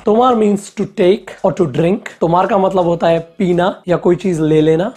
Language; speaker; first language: English; non-native, local second language; Hindi